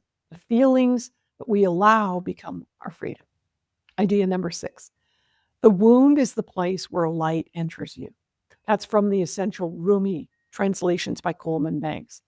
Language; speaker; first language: English; native; English